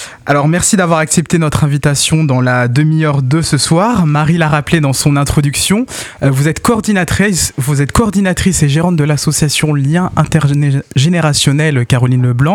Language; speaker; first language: French; native; French